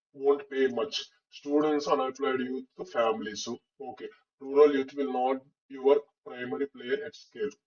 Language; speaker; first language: English; non-native, local second language; Telugu